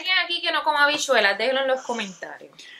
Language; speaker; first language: Spanish; native; Spanish